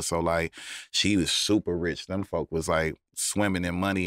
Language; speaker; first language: English; native; English